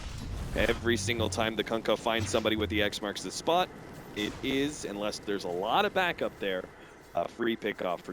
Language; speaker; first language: English; native; English